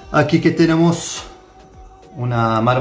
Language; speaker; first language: Spanish; non-native, fluent; Turkish